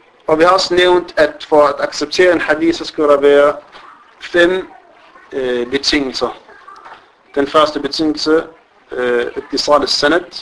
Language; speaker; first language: Danish; non-native, fluent; Arabic